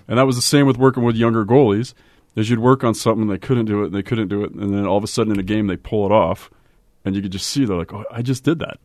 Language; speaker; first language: English; native; English